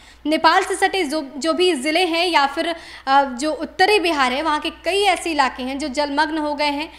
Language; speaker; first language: Hindi; native; Hindi